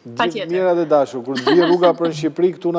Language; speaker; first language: Albanian; native; Albanian